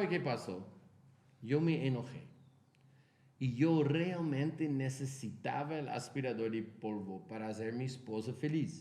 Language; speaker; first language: Spanish; non-native, fluent; Portuguese